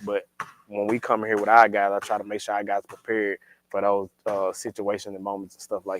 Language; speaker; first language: English; native; English